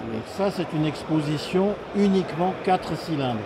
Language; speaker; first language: French; native; French